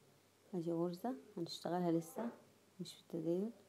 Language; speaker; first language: Arabic; native; Arabic